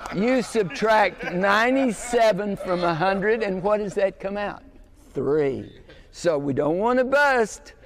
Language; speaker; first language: English; native; English